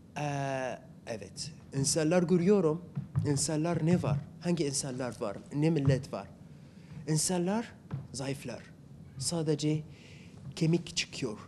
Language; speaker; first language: Turkish; non-native, learner; Arabic